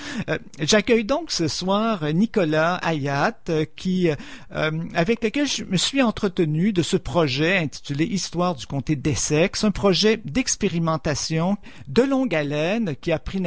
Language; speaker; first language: French; native; French